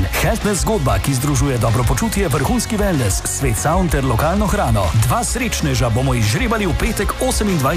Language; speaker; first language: Slovenian; native; Slovenian